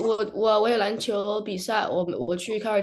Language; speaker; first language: Chinese; early bilingual, other home language; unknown